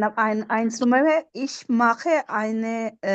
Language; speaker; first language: German; non-native, learner; Hindi